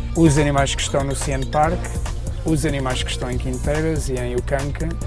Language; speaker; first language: Portuguese; native; Portuguese